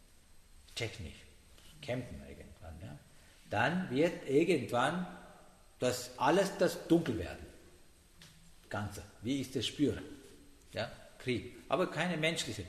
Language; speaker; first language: German; non-native, learner; Sinhala